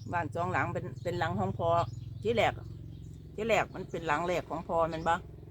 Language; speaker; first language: Thai; native; Thai